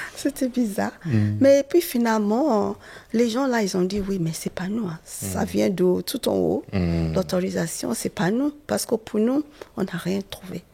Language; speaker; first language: French; non-native, fluent; Yoruba